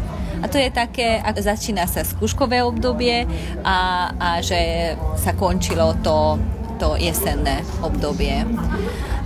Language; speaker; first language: Slovak; non-native, local second language; Hungarian